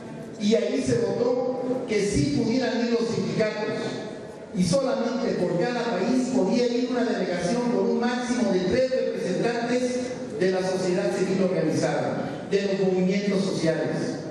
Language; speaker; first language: Spanish; native; Spanish